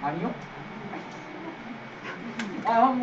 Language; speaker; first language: Korean; native; Korean